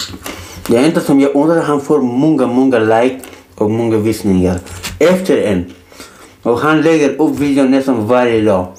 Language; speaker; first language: Swedish; non-native, learner; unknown